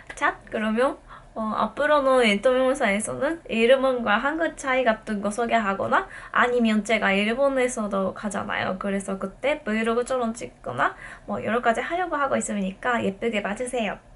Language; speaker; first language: Korean; non-native, fluent; Japanese